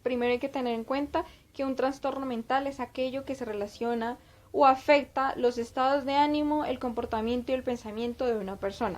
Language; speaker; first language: Spanish; native; Spanish